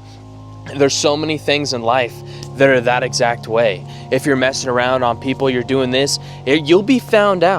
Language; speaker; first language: English; native; English